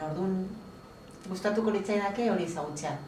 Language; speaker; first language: Basque; non-native, learner; Spanish